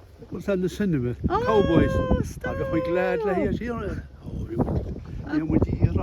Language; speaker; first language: Irish; native; Irish